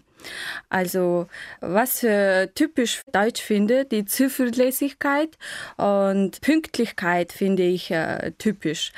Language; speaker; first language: German; non-native, fluent; Mongolian